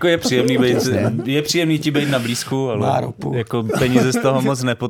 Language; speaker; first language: Czech; native; Czech